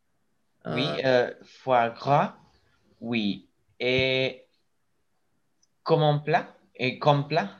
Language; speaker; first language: French; non-native, learner; Spanish